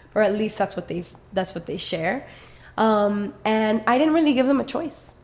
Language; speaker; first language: English; early bilingual, other home language; Spanish